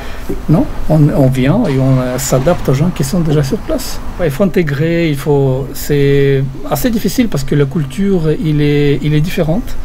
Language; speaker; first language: French; non-native, fluent; Russian